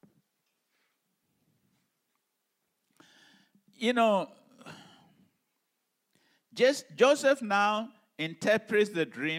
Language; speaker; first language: English; non-native, local second language; Hausa